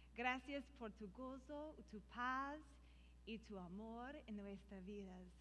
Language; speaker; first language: Spanish; non-native, learner; English